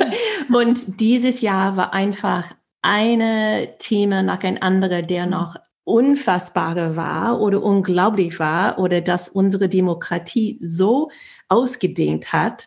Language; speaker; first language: German; non-native, fluent; English